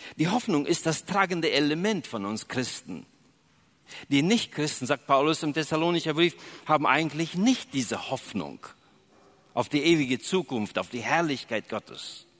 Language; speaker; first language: German; early bilingual, other home language; Russian